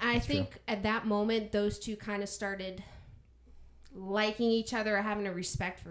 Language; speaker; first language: English; native; English